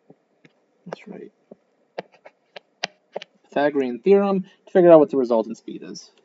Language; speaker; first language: English; native; English